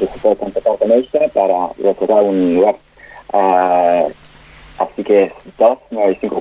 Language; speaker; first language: Spanish; non-native, fluent; English